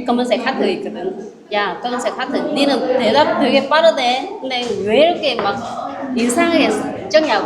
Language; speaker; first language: Korean; non-native, learner; Vietnamese